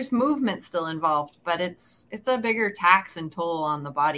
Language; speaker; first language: English; native; English